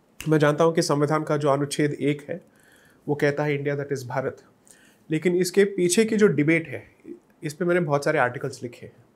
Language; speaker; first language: Hindi; non-native, local second language; Tamil